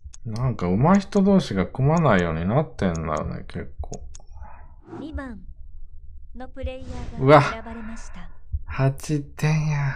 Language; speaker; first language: Japanese; native; Japanese